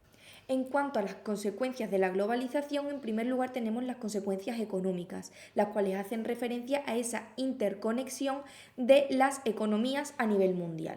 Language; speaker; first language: Spanish; native; Spanish